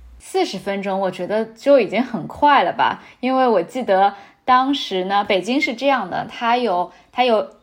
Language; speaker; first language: Chinese; native; Chinese